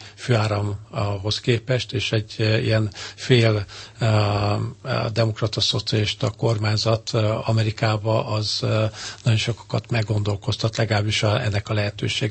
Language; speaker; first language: Hungarian; native; Hungarian